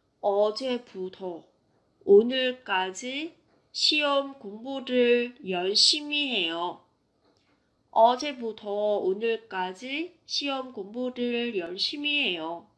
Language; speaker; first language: Korean; non-native, fluent; Vietnamese